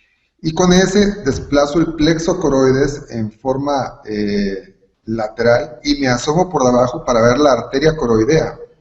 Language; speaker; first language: Spanish; native; Spanish